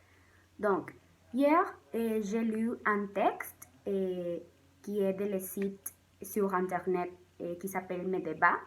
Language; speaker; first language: French; non-native, learner; Spanish